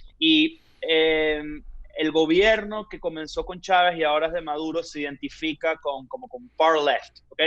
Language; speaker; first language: Spanish; native; Spanish